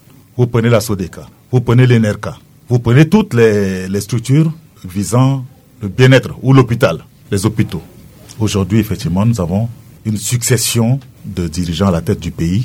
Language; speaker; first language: French; non-native, local second language; Sango